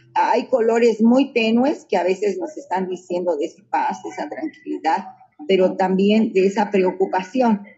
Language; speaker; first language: Spanish; native; Spanish